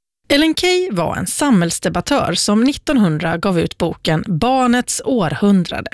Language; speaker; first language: Swedish; native; Swedish